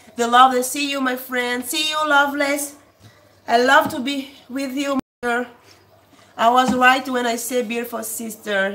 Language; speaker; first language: English; non-native, learner; Portuguese